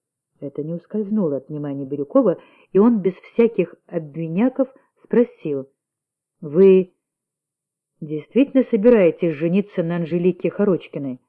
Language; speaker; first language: Russian; native; Russian